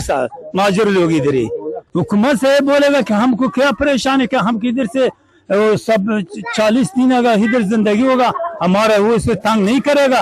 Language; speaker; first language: Hindi; non-native, learner; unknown